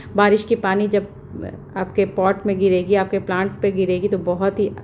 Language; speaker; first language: Hindi; native; Hindi